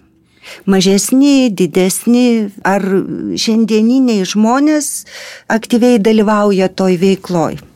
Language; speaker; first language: Lithuanian; native; Lithuanian